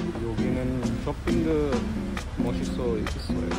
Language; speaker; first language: Korean; non-native, learner; Hindi